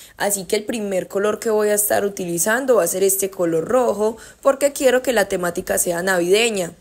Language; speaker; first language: Spanish; native; Spanish